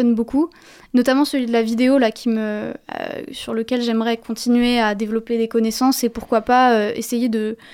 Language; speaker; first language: French; native; French